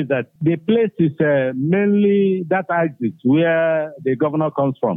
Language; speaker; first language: English; non-native, local second language; Igbo